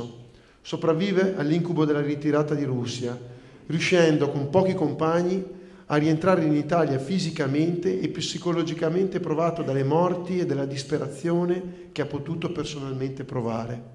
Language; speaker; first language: Italian; native; Italian